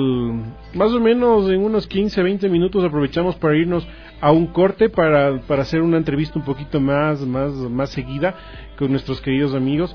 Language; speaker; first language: Spanish; native; Spanish